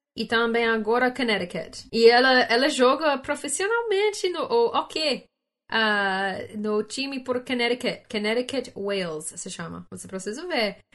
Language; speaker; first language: Portuguese; non-native, learner; English